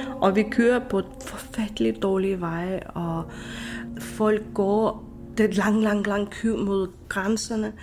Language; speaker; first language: Danish; non-native, fluent; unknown